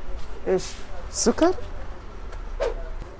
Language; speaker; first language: Arabic; non-native, learner; Thai